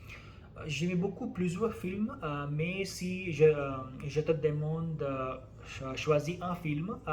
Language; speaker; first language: French; non-native, learner; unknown